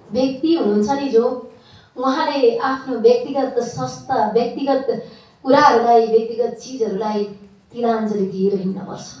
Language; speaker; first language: Nepali; native; Nepali